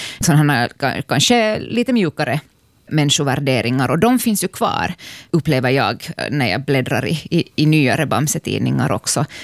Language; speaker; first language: Swedish; native; Swedish